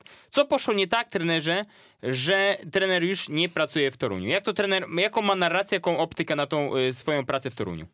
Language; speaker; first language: Polish; native; Polish